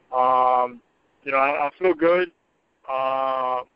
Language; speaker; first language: English; native; English